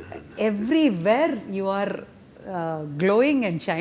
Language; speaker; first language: Telugu; native; Telugu